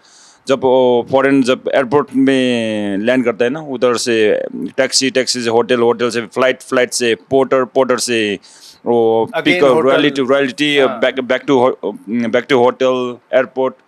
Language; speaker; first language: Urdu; non-native, learner; Sherpa